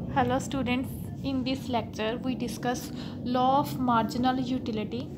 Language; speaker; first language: English; non-native, local second language; Punjabi